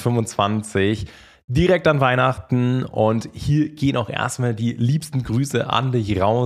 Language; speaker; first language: German; native; German